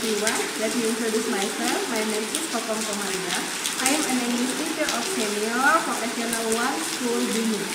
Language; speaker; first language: English; non-native, learner; Indonesian